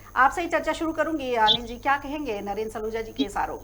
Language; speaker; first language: Hindi; native; Hindi